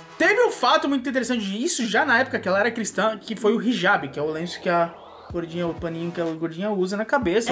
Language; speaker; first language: Portuguese; native; Portuguese